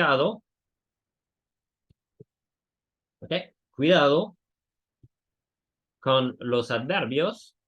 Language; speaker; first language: Spanish; non-native, fluent; French